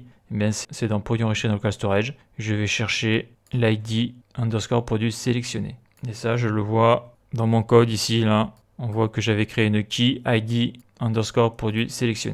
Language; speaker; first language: French; native; French